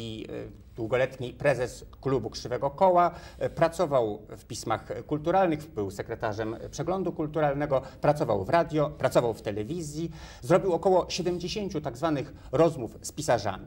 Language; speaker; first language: Polish; native; Polish